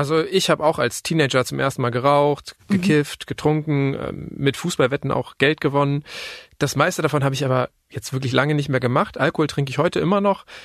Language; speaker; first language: German; native; German